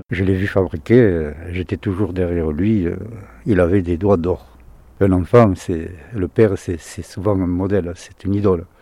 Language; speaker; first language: French; native; French